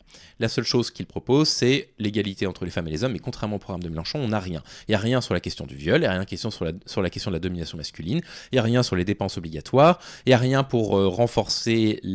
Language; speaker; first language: French; native; French